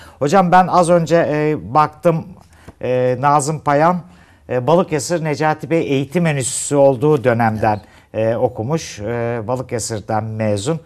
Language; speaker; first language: Turkish; native; Turkish